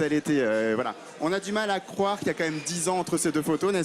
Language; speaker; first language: French; native; French